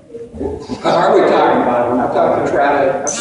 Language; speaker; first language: English; native; English